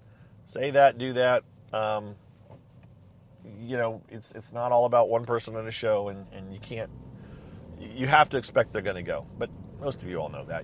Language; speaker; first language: English; native; English